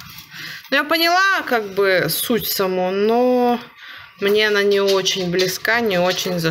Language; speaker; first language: Russian; native; Russian